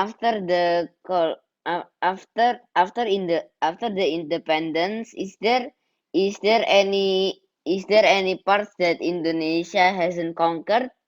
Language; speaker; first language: English; non-native, learner; Indonesian